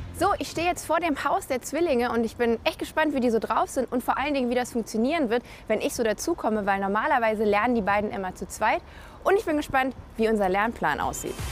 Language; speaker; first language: German; native; German